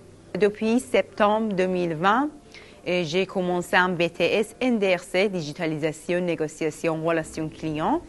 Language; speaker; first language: French; non-native, fluent; Persian